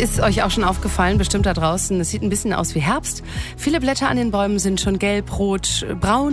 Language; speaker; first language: German; native; German